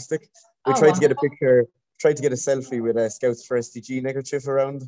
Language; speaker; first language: English; native; English